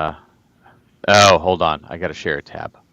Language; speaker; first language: English; native; English